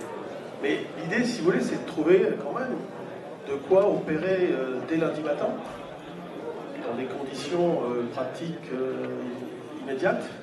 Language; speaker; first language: French; native; French